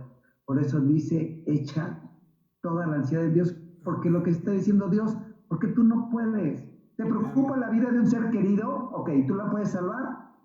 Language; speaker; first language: Spanish; native; Spanish